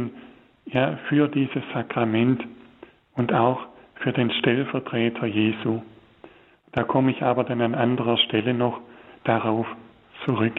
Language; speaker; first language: German; native; German